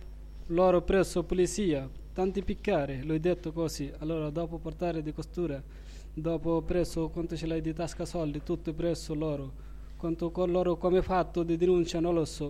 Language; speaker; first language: Italian; non-native, learner; Bangla